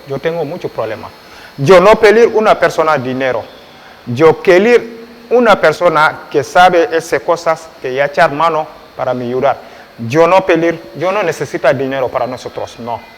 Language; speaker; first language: Spanish; non-native, learner; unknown